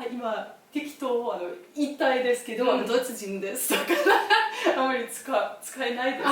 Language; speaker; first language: Japanese; non-native, learner; German